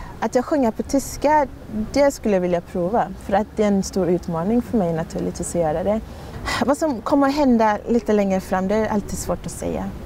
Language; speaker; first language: Swedish; early bilingual, other home language; Ganda